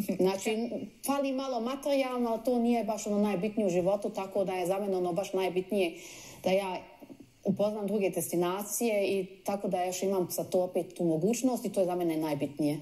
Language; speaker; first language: Croatian; early bilingual, heritage; Croatian